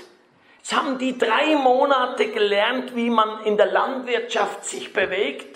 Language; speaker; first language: German; native; German